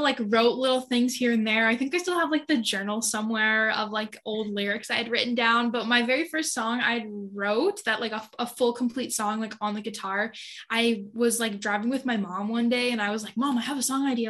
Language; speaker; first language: English; native; English